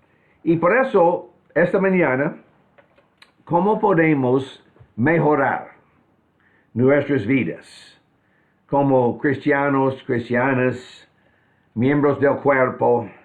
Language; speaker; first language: Spanish; non-native, fluent; English